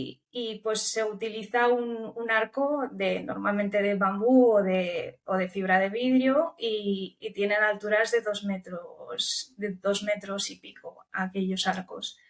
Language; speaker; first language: Spanish; early bilingual, other home language; Romanian